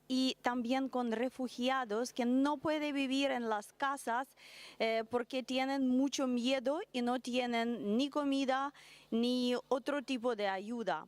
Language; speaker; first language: Spanish; non-native, learner; Russian